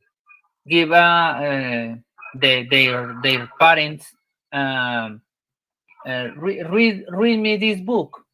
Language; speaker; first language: English; non-native, learner; Spanish